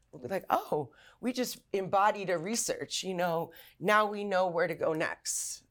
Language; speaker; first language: English; native; English